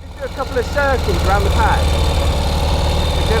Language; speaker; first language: English; native; English